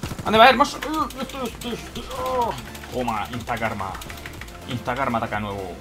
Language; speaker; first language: Spanish; native; Spanish